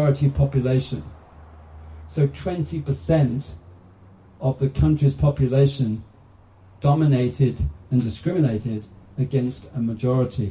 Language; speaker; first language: English; native; English